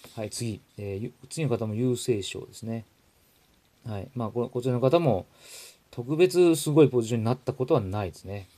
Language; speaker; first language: Japanese; native; Japanese